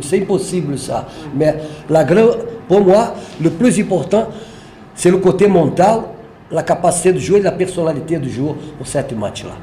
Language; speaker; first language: French; non-native, learner; Portuguese